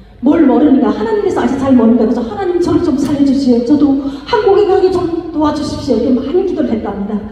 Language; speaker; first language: Korean; native; Korean